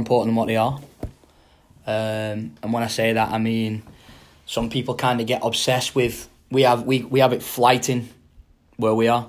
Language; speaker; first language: English; native; English